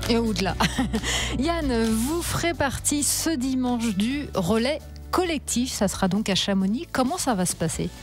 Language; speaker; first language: French; native; French